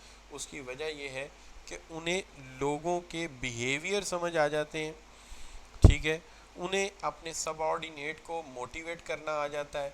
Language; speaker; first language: Urdu; native; Urdu